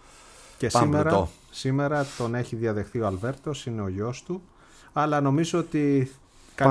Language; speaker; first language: Greek; native; Greek